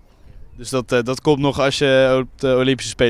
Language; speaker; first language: Dutch; native; Dutch